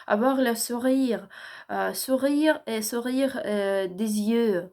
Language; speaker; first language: French; non-native, learner; Ukrainian